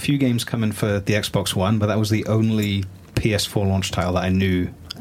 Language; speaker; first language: English; native; English